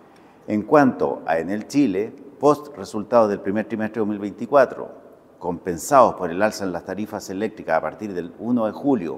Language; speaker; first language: Spanish; native; Spanish